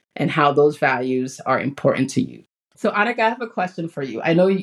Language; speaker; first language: English; early bilingual, other home language; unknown